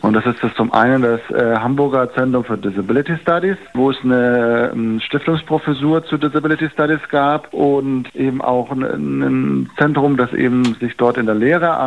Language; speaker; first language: German; native; German